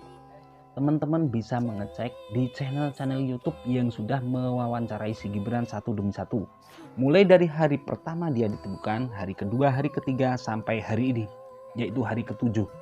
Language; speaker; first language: Indonesian; native; Indonesian